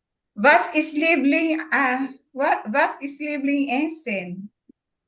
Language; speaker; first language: German; non-native, learner; Filipino